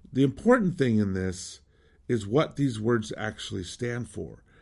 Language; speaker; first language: English; native; English